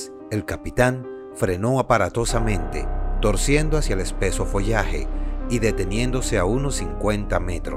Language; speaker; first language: Spanish; native; Spanish